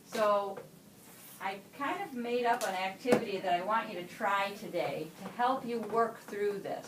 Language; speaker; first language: English; native; English